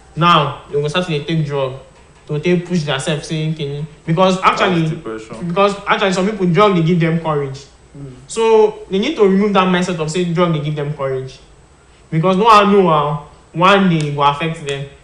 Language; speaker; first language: Nigerian Pidgin; non-native, local second language; Yoruba